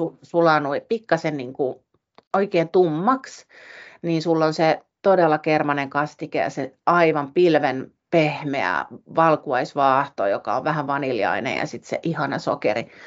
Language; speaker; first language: Finnish; native; Finnish